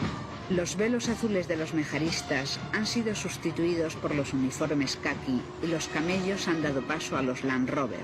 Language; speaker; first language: Spanish; native; Spanish